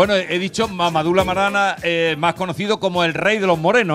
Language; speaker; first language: Spanish; native; Spanish